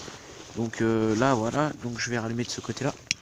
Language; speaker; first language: French; native; French